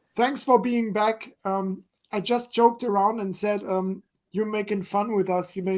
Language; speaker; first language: English; non-native, fluent; German